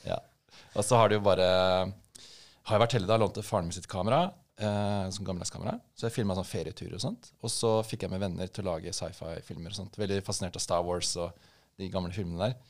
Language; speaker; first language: Norwegian; native; Norwegian